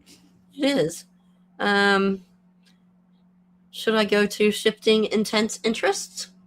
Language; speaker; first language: English; native; English